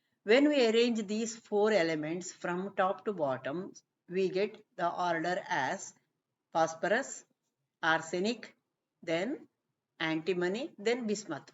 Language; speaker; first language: English; non-native, local second language; Kannada